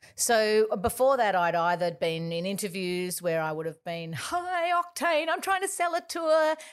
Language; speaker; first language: English; native; English